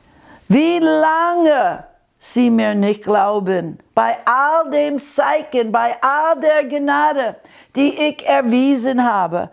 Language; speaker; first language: German; non-native, fluent; English